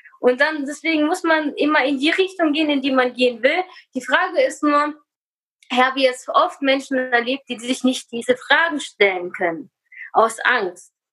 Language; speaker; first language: German; early bilingual, other home language; Russian